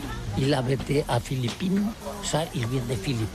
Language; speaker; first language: French; non-native, learner; Catalan